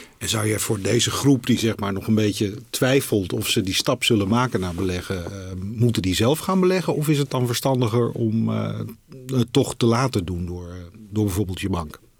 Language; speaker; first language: Dutch; native; Dutch